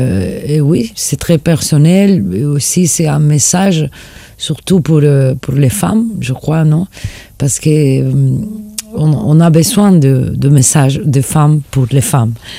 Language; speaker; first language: French; non-native, fluent; Spanish